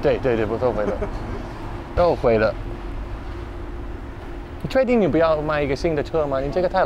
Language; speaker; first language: Chinese; non-native, learner; English